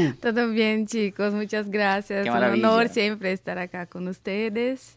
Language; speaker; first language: Spanish; non-native, fluent; Portuguese